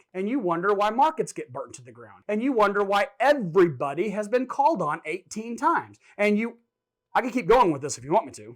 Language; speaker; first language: English; native; English